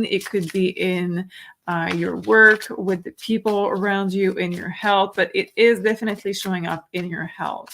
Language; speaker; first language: English; non-native, fluent; French